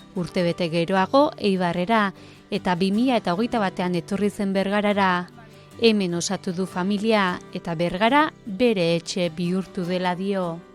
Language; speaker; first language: Basque; native; Basque